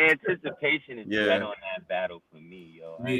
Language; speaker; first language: English; native; English